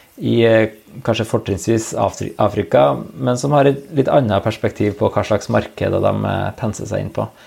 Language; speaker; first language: Norwegian; native; Norwegian